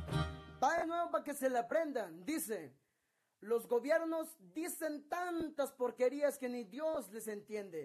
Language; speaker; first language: Spanish; native; Spanish